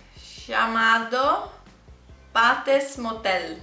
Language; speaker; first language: Portuguese; non-native, learner; Italian